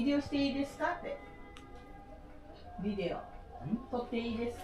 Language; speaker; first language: Japanese; native; Japanese